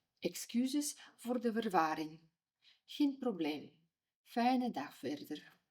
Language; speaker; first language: Dutch; non-native, fluent; Ukrainian